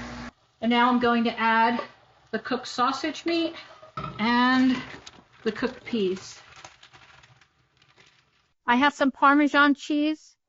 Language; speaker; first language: English; native; English